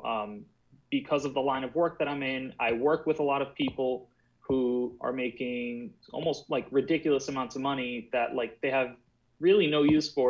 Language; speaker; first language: English; native; English